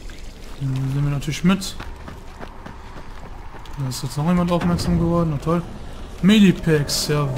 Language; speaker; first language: German; native; German